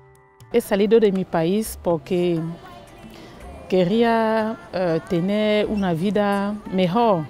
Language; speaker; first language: Spanish; non-native, fluent; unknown